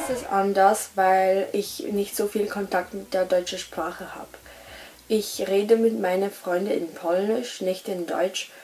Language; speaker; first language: German; non-native, learner; Polish